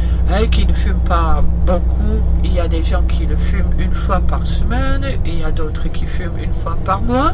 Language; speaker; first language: French; early bilingual, heritage; Dutch